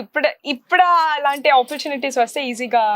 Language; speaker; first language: Telugu; non-native, local second language; Kannada